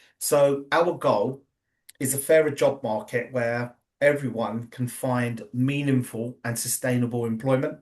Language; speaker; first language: English; native; English